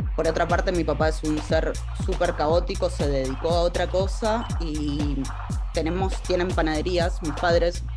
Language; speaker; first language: Spanish; native; Spanish